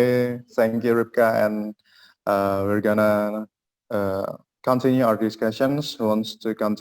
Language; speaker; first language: English; non-native, learner; Indonesian